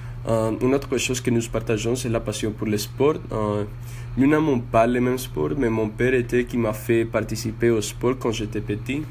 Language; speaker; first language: French; non-native, learner; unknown